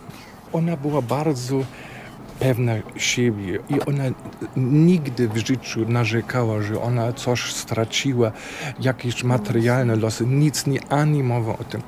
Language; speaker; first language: Polish; non-native, fluent; German